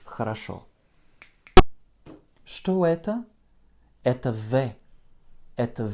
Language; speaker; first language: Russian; non-native, fluent; French